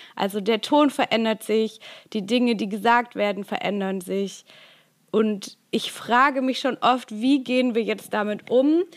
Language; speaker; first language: German; native; German